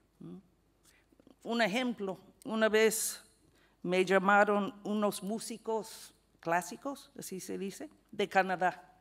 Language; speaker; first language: Spanish; non-native, fluent; English